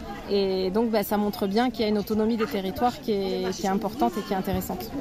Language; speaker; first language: French; native; French